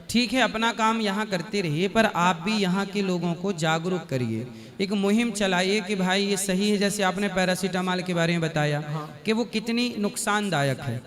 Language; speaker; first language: Hindi; native; Hindi